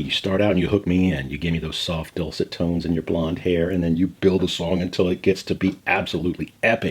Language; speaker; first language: English; native; English